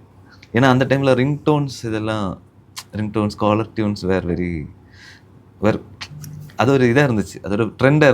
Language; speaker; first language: Tamil; early bilingual, heritage; Tamil